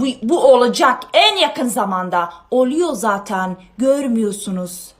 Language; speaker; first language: Turkish; non-native, fluent; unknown